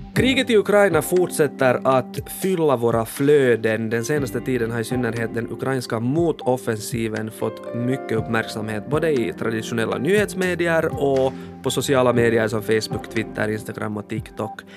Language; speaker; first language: Swedish; native; Swedish